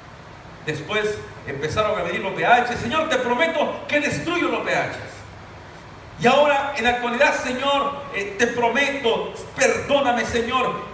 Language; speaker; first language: Spanish; native; Spanish